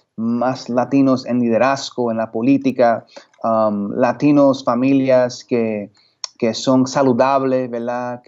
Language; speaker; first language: Spanish; early bilingual, heritage; Spanish